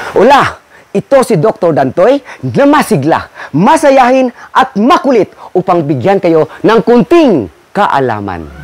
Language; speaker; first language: Filipino; non-native, local second language; Cebuano